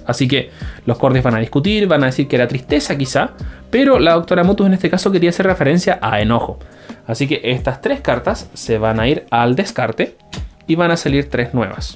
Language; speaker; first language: Spanish; native; Spanish